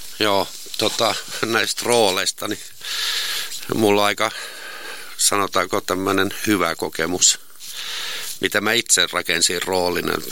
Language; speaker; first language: Finnish; non-native, local second language; Swedish